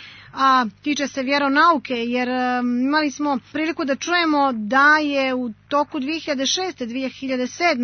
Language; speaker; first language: Croatian; native; Croatian